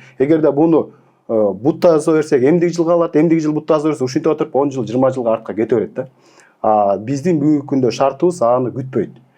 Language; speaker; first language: Kyrgyz; native; Kyrgyz